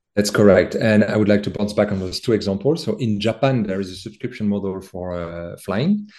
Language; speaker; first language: English; non-native, fluent; French